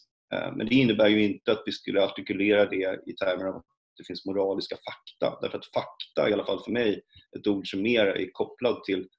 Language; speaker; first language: Swedish; native; Swedish